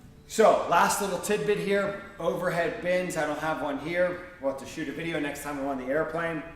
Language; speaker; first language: English; native; English